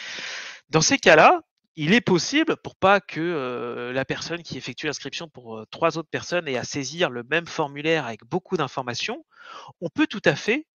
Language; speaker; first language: French; native; French